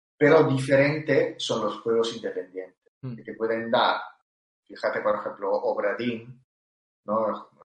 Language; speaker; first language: Spanish; non-native, fluent; Italian